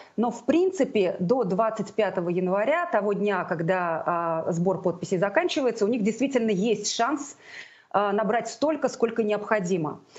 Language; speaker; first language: Russian; non-native, local second language; Tatar